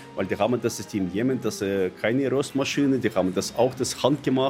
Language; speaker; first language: German; non-native, learner; Russian